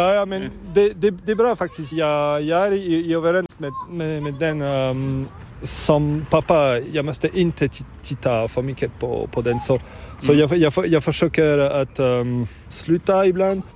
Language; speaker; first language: Swedish; non-native, learner; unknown